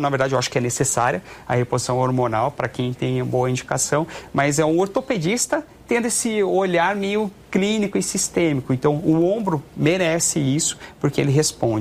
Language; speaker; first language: Portuguese; native; Portuguese